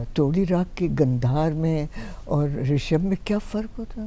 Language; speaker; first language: Hindi; native; Hindi